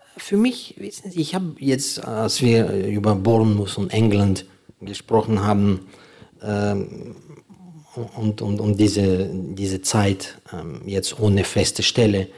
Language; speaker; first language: German; non-native, fluent; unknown